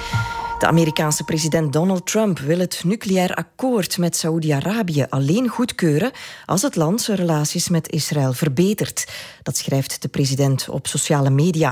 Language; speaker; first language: Dutch; native; Dutch